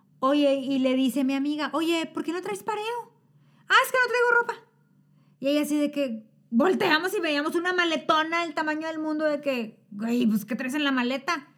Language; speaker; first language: Spanish; native; Spanish